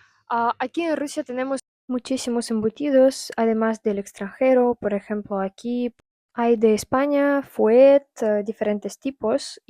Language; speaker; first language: Spanish; non-native, fluent; Russian